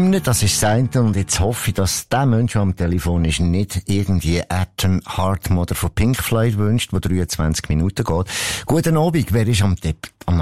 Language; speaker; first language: German; native; German